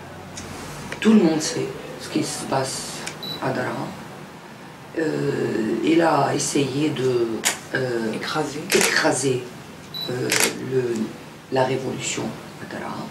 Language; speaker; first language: French; non-native, fluent; Arabic